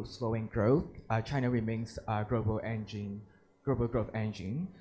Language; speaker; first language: English; native; English